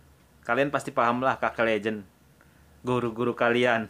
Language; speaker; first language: Indonesian; native; Indonesian